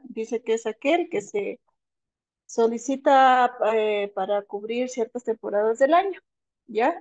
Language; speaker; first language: Spanish; native; Spanish